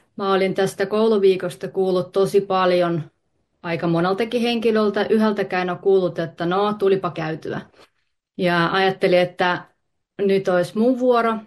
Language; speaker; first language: Finnish; early bilingual, other home language; Russian